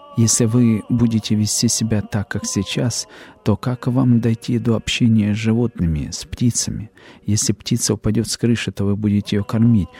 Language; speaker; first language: Russian; native; Russian